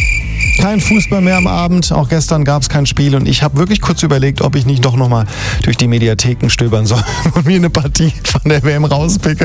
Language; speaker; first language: German; native; German